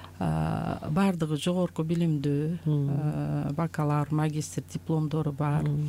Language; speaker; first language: Kyrgyz; non-native, local second language; Uzbek